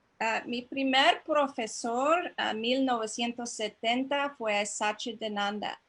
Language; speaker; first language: Spanish; non-native, fluent; English